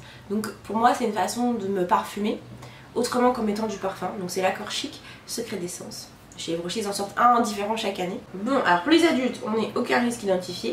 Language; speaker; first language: French; native; French